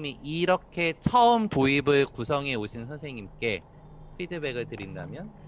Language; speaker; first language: Korean; native; Korean